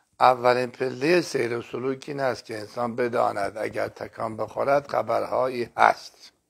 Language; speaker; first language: Persian; non-native, local second language; Azerbaijani